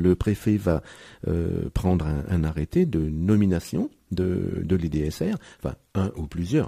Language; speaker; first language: French; native; French